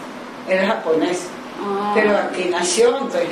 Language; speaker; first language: Spanish; non-native, learner; Japanese